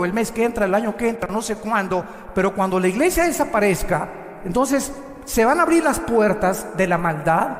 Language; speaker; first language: Spanish; native; Spanish